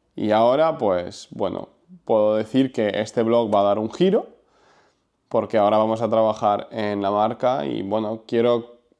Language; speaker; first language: Spanish; non-native, fluent; Ukrainian